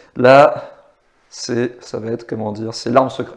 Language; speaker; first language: French; native; French